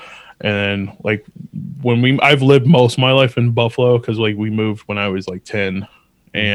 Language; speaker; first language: English; native; English